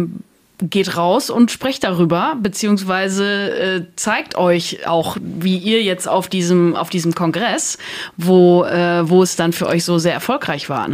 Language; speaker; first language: German; native; German